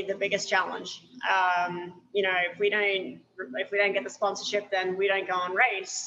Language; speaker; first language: English; native; English